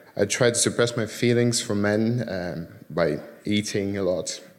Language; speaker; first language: English; early bilingual, other home language; Dutch